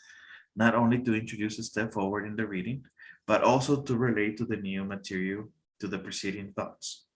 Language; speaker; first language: English; non-native, fluent; Spanish